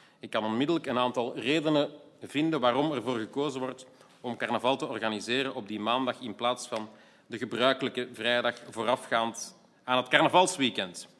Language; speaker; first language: Dutch; native; Dutch